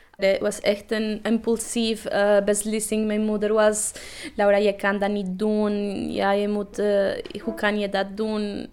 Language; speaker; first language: Dutch; non-native, learner; Spanish